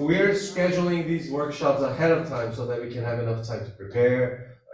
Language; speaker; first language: English; non-native, fluent; Korean